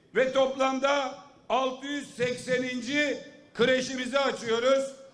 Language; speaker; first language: Turkish; native; Turkish